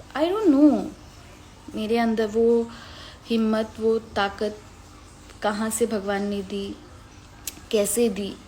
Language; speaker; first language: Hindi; non-native, local second language; Assamese